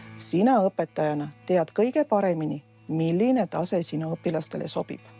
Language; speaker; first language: Estonian; non-native, local second language; Russian